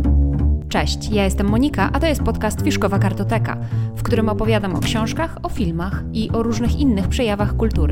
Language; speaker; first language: Polish; native; Polish